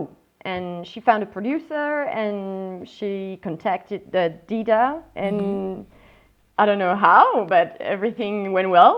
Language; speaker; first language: English; non-native, fluent; French